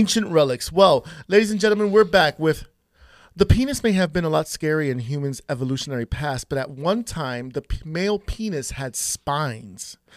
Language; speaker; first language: English; early bilingual, other home language; Spanish